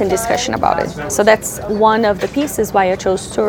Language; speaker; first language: English; non-native, fluent; Portuguese